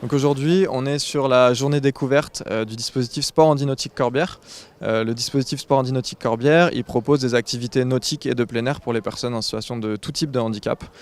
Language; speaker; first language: French; native; French